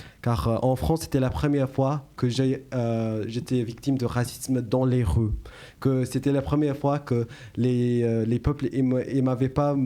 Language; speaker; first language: French; non-native, learner; English